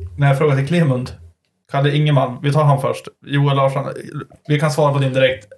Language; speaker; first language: Swedish; native; Swedish